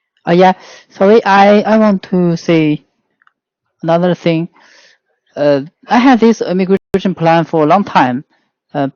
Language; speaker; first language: English; non-native, learner; Chinese